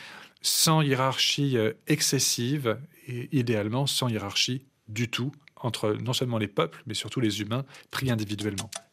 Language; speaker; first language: French; native; French